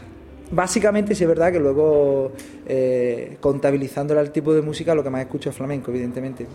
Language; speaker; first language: Spanish; native; Spanish